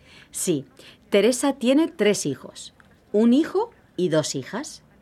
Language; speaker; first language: Spanish; native; Spanish